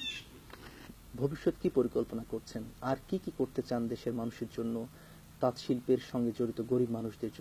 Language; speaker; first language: Bangla; native; Bangla